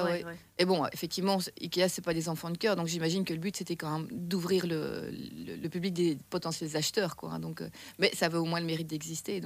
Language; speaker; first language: French; native; French